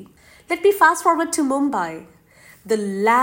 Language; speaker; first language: English; non-native, local second language; Hindi